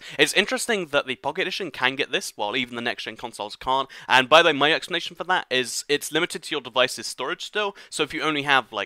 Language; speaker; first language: English; native; English